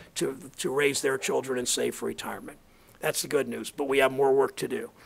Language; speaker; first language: English; native; English